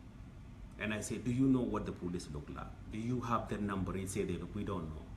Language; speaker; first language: English; non-native, fluent; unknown